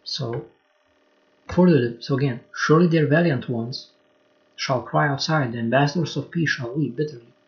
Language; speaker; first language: English; non-native, fluent; Lithuanian